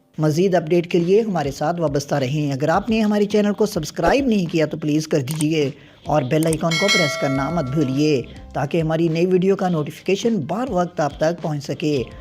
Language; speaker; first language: Urdu; native; Urdu